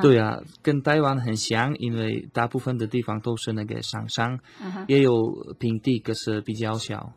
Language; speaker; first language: Chinese; non-native, fluent; Slovak